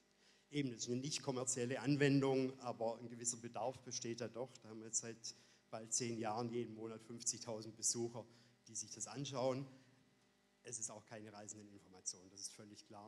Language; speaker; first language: German; native; German